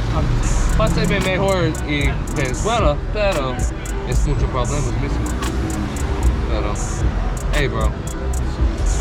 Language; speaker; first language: Spanish; non-native, learner; English